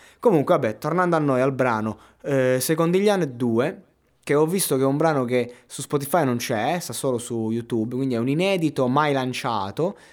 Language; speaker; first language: Italian; native; Italian